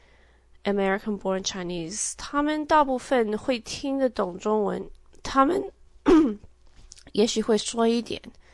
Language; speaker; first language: Chinese; early bilingual, heritage; Chinese